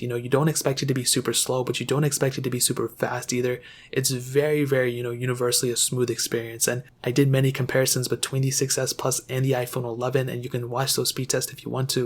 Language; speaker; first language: English; native; English